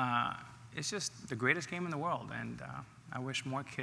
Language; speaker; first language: English; native; English